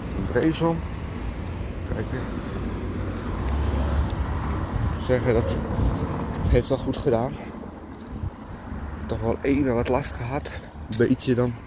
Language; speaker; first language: Dutch; native; Dutch